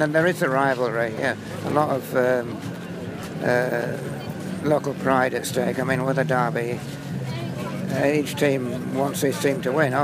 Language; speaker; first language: English; native; English